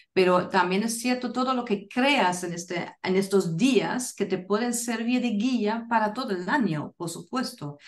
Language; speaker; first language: Spanish; non-native, fluent; German